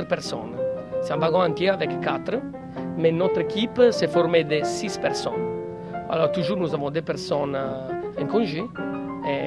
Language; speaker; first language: French; non-native, learner; Italian